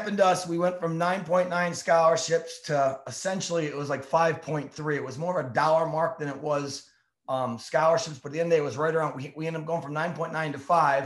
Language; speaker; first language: English; native; English